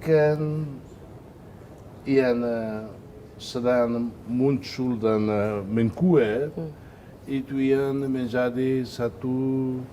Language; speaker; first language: Indonesian; non-native, fluent; Tetum